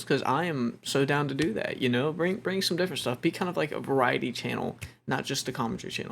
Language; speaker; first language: English; native; English